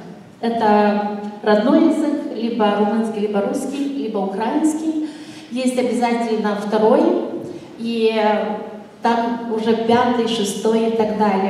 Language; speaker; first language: Russian; non-native, local second language; Romanian